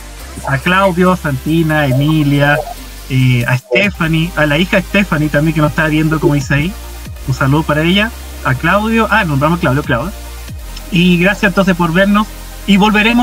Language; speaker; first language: Spanish; native; Spanish